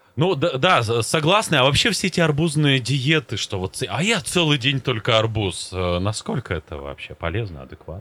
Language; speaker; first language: Russian; native; Russian